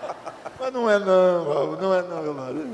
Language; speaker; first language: Portuguese; native; Portuguese